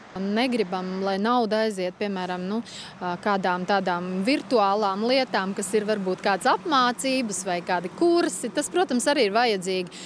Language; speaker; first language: Latvian; native; Latvian